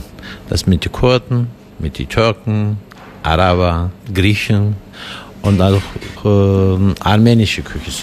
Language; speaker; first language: German; non-native, fluent; Turkish